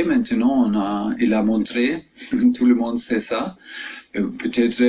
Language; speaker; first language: French; non-native, fluent; German